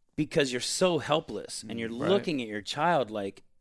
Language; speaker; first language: English; native; English